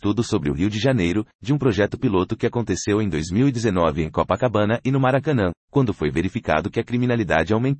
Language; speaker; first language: Portuguese; native; Portuguese